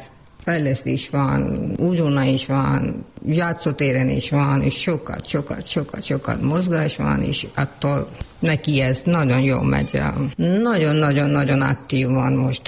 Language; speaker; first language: Hungarian; non-native, learner; Urdu